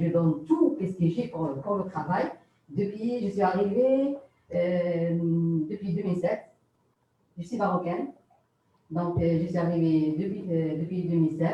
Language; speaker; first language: French; non-native, learner; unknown